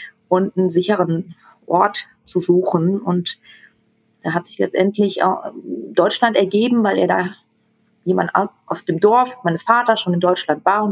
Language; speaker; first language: German; early bilingual, other home language; Tamil